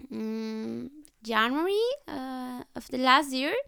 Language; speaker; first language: English; non-native, fluent; Spanish